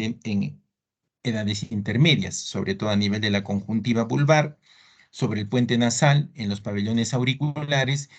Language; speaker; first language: Spanish; native; Spanish